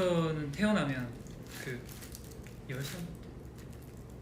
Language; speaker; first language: Korean; non-native, fluent; Japanese